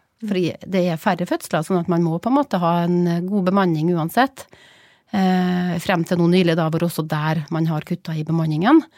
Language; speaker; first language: Norwegian; native; Norwegian